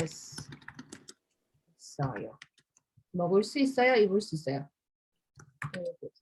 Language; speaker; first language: Korean; non-native, fluent; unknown